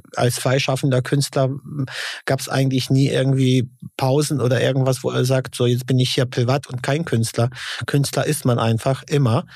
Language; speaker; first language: German; early bilingual, other home language; Polish